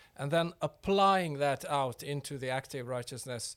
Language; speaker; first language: English; non-native, fluent; Norwegian